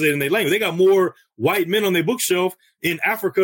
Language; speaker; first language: English; native; English